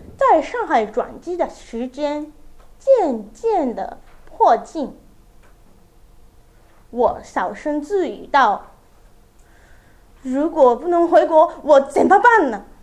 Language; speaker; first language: Chinese; non-native, learner; Japanese